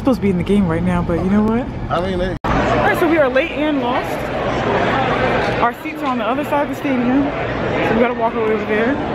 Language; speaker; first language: English; native; English